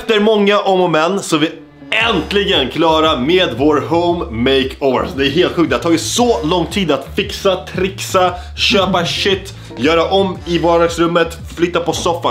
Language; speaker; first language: Swedish; native; Swedish